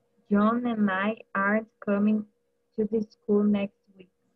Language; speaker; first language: English; non-native, learner; Portuguese